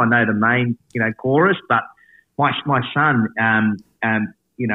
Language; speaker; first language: English; native; English